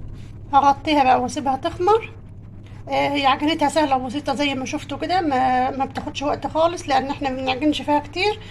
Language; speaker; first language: Arabic; native; Arabic